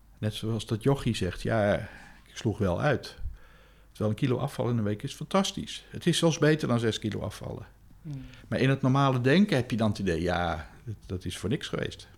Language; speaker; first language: Dutch; native; Dutch